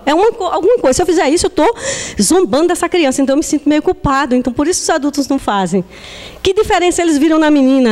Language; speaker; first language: Portuguese; native; Portuguese